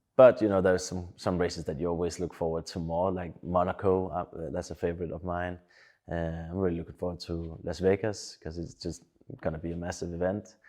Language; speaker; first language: English; non-native, fluent; Danish